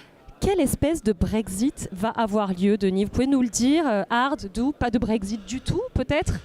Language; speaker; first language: French; native; French